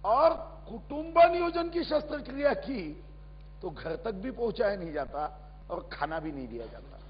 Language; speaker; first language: Hindi; non-native, local second language; Marathi